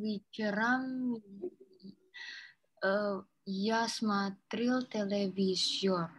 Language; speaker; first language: Russian; non-native, learner; Indonesian